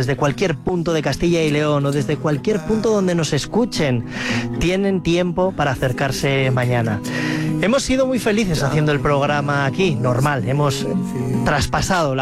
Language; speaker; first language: Spanish; native; Spanish